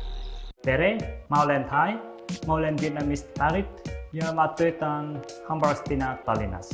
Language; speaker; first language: Estonian; non-native, fluent; Vietnamese